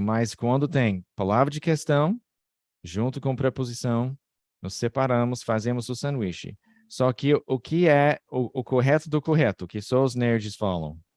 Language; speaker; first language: Portuguese; non-native, fluent; English